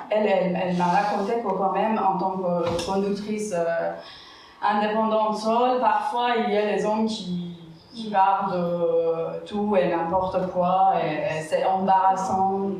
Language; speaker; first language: French; non-native, fluent; Persian